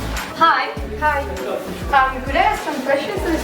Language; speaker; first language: English; non-native, learner; Catalan